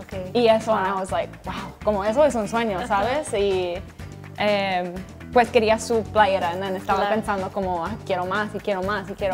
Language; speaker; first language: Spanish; early bilingual, heritage; English